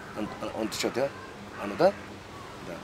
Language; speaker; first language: Russian; non-native, learner; Mongolian